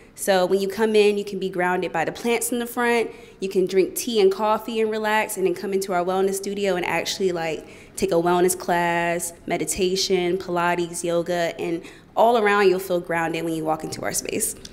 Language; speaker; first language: English; native; English